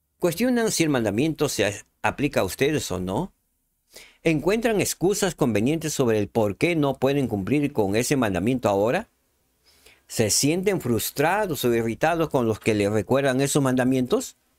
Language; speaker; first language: Spanish; native; Spanish